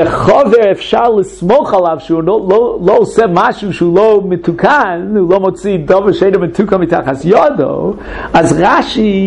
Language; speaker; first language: Hebrew; non-native, fluent; English